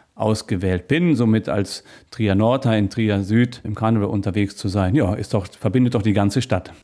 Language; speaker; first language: German; native; German